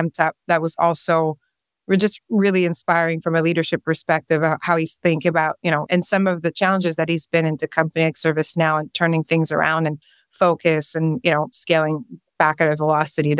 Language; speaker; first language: English; non-native, fluent; French